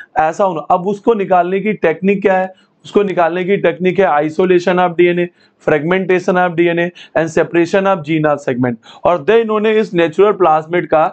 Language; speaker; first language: Hindi; native; Hindi